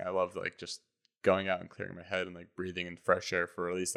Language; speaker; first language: English; native; English